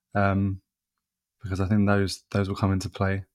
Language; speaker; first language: English; native; English